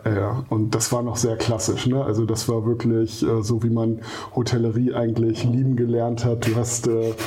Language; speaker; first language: German; native; German